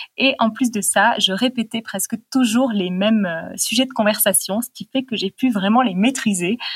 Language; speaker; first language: French; native; French